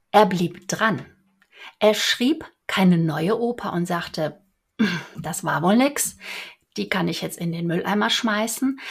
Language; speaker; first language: German; native; German